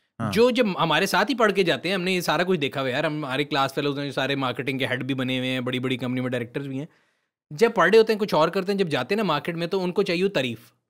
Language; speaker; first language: Urdu; native; Urdu